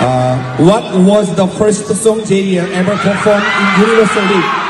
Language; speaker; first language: English; non-native, learner; Korean